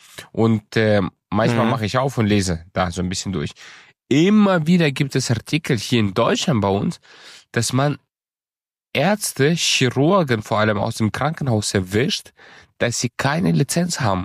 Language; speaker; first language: German; early bilingual, other home language; Romanian